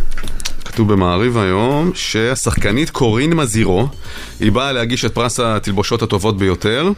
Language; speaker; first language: Hebrew; native; Hebrew